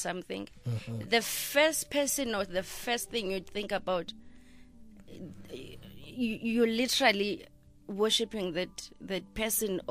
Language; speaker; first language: English; non-native, local second language; Zulu